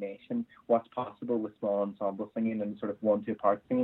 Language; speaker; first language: English; native; English